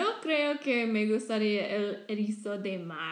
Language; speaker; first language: Spanish; non-native, learner; English